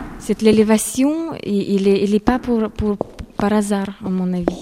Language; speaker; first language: French; non-native, fluent; Ukrainian